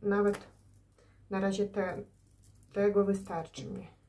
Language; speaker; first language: Polish; non-native, learner; Ukrainian